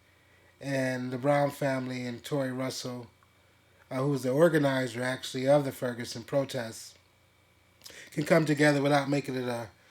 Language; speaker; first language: English; native; English